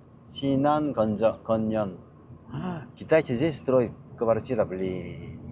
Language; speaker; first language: Russian; non-native, learner; Korean